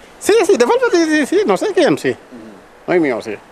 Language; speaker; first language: Spanish; non-native, learner; Wolof